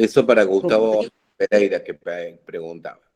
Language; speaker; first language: Spanish; native; Spanish